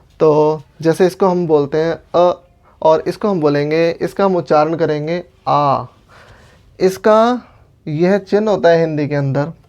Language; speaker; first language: Hindi; non-native, local second language; Punjabi